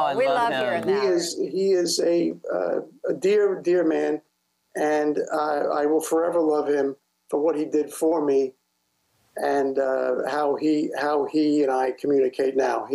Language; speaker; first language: English; native; English